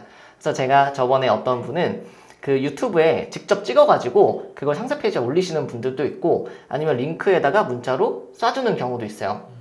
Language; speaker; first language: Korean; native; Korean